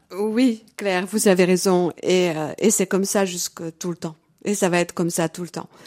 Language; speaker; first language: French; early bilingual, other home language; Portuguese